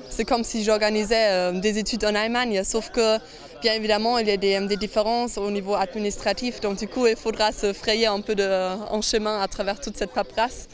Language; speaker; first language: French; non-native, fluent; German